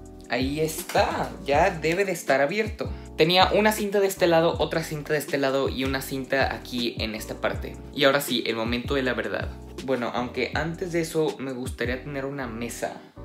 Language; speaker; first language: Spanish; native; Spanish